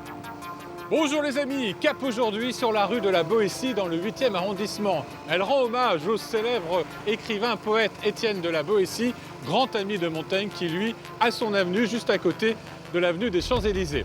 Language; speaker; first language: French; native; French